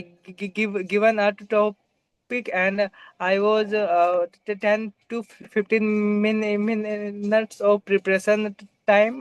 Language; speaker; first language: English; non-native, local second language; Hindi